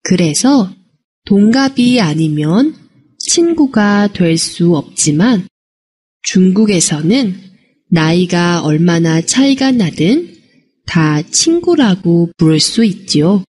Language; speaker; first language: Korean; non-native, fluent; Chinese